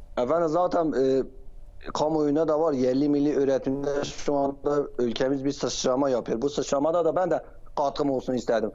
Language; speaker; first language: Turkish; non-native, local second language; Kurdish